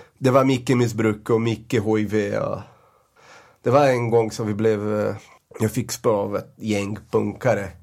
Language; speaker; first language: Swedish; non-native, fluent; Portuguese